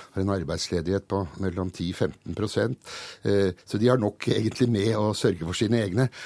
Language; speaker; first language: Norwegian; early bilingual, other home language; Hungarian